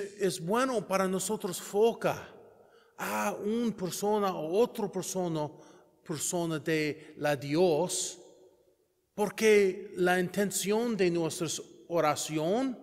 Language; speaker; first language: Spanish; non-native, learner; English